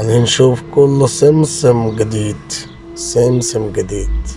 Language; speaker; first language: Arabic; non-native, learner; Bangla